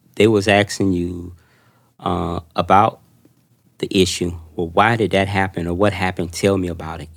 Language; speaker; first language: English; native; English